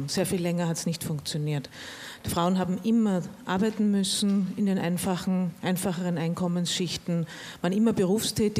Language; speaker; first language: German; native; German